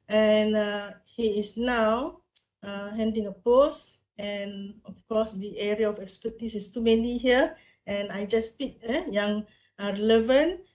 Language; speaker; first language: English; non-native, local second language; Malay